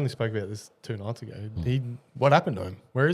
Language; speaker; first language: English; native; English